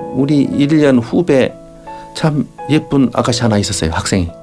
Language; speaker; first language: Korean; native; Korean